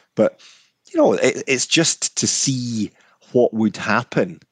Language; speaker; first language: English; native; English